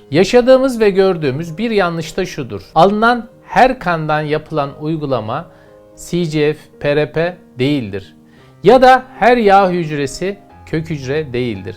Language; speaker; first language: Turkish; native; Turkish